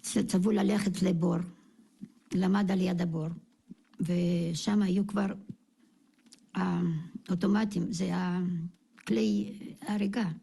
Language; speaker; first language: Hebrew; non-native, fluent; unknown